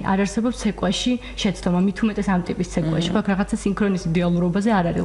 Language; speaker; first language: Georgian; native; Georgian